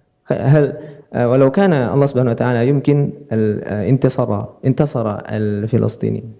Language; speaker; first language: Arabic; non-native, learner; Indonesian